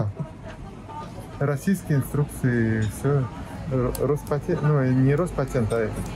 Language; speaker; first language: Russian; native; Russian